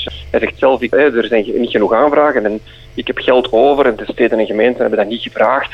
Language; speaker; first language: Dutch; native; Dutch